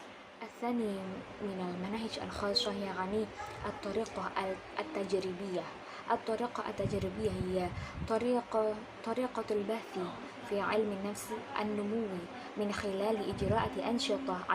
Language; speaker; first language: Arabic; non-native, learner; Indonesian